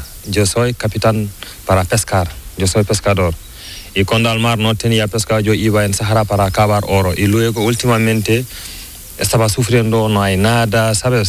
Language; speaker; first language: Spanish; non-native, learner; Fula